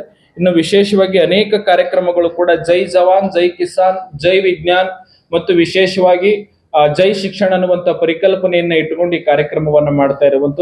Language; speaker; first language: Kannada; native; Kannada